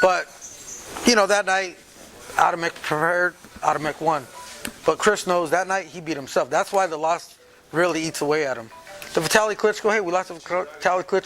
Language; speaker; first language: English; native; English